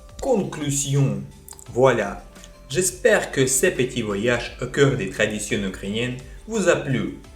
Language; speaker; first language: French; non-native, fluent; Ukrainian